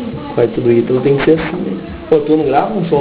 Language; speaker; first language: Portuguese; native; Portuguese